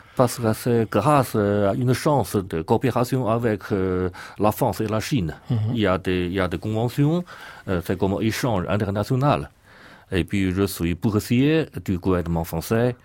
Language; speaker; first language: French; non-native, learner; Chinese